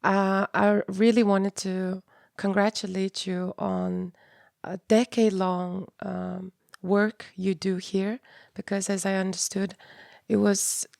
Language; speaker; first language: English; non-native, fluent; Mongolian